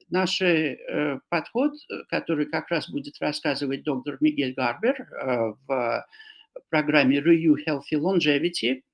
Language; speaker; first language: Russian; non-native, fluent; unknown